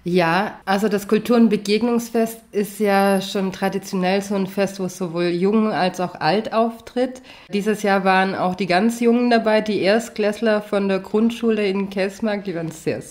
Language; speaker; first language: German; native; German